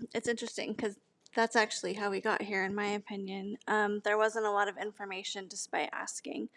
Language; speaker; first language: English; native; English